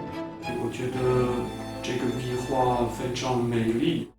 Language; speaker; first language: Chinese; non-native, fluent; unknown